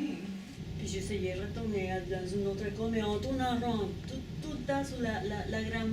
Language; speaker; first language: French; non-native, fluent; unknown